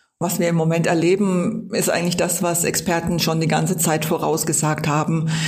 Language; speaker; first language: German; native; German